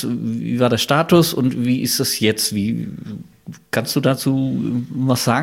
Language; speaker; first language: German; native; German